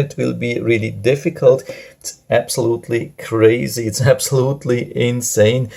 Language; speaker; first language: English; non-native, fluent; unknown